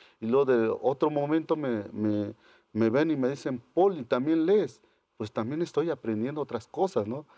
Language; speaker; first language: Spanish; non-native, local second language; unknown